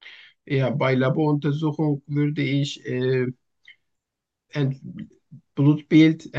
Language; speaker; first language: German; non-native, learner; Turkish